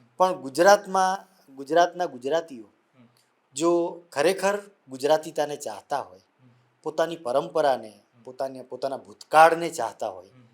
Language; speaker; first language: Gujarati; non-native, local second language; Vasavi